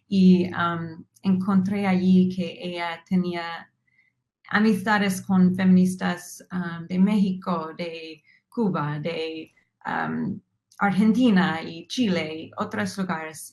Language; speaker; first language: Spanish; non-native, fluent; English